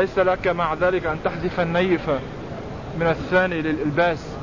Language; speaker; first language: Arabic; native; Arabic